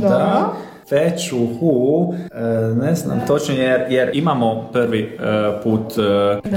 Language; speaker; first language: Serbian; non-native, local second language; Hungarian